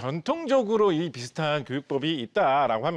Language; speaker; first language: Korean; native; Korean